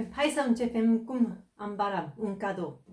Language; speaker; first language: Romanian; non-native, fluent; Japanese